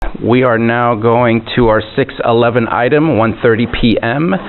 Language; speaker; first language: English; native; English